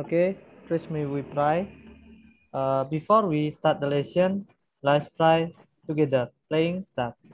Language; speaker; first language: English; non-native, learner; Indonesian